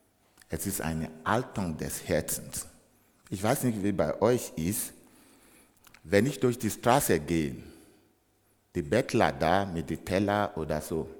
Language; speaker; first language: German; non-native, fluent; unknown